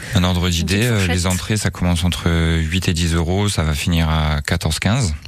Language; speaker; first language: French; native; French